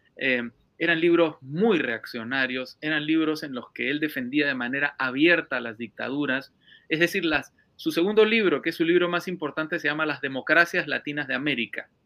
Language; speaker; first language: Spanish; native; Spanish